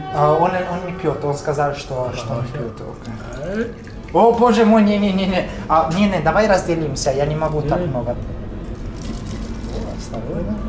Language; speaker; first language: Russian; non-native, fluent; Italian